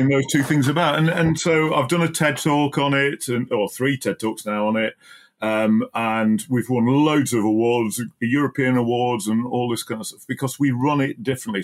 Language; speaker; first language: English; native; English